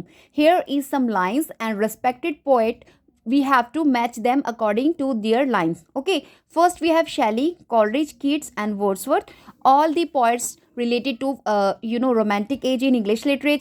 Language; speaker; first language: English; non-native, local second language; Hindi